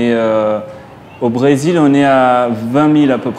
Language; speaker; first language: French; native; French